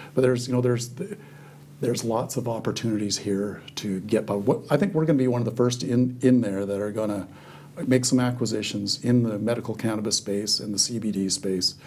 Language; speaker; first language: English; native; English